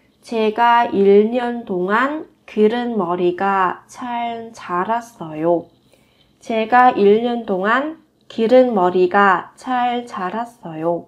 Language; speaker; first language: Korean; non-native, fluent; Vietnamese